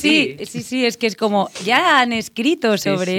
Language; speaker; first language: Spanish; native; Spanish